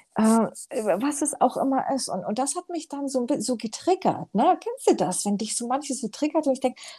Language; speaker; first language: German; early bilingual, other home language; Romanian